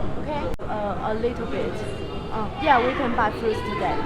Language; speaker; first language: English; non-native, learner; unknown